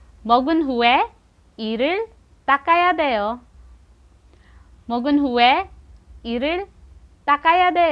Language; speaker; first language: Korean; non-native, fluent; Filipino